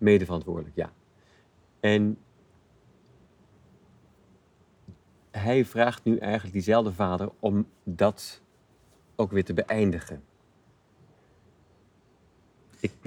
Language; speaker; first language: Dutch; native; Dutch